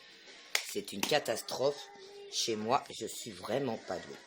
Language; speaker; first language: French; native; French